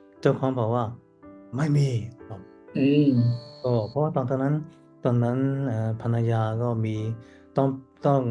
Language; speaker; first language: Thai; non-native, learner; Cantonese